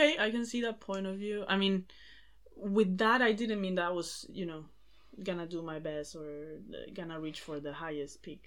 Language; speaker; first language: English; non-native, fluent; Spanish